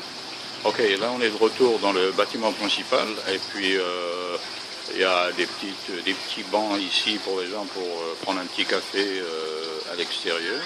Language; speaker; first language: French; native; French